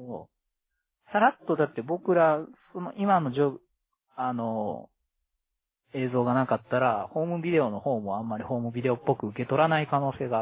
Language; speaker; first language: Japanese; native; Japanese